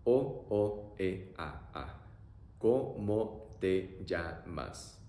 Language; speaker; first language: Spanish; non-native, fluent; English